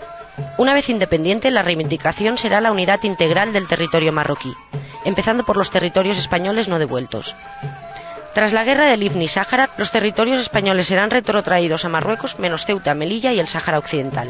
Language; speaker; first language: Spanish; native; Spanish